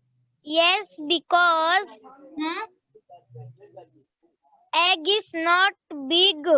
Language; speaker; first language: English; non-native, learner; Hindi